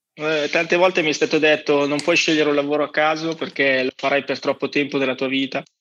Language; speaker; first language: Italian; native; Italian